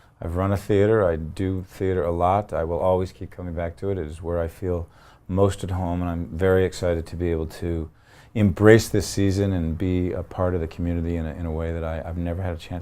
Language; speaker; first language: English; native; English